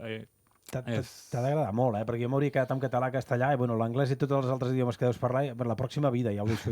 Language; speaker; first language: Catalan; native; Catalan